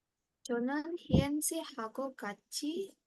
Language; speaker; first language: Korean; non-native, learner; Indonesian